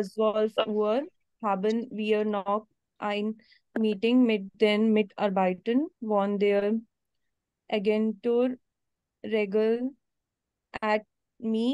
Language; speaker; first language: German; non-native, learner; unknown